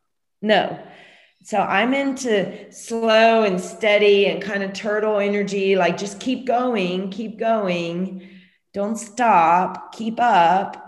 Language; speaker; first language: English; native; English